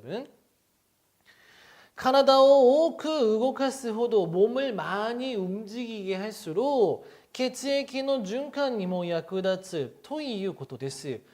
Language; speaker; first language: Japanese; non-native, fluent; Korean